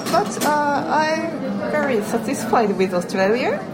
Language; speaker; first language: English; non-native, fluent; Japanese